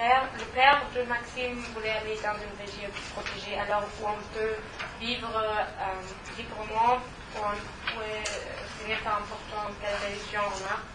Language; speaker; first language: French; non-native, learner; German